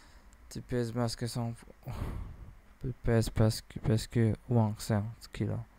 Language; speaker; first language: French; non-native, learner; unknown